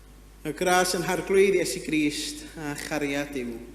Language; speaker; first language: Welsh; native; Welsh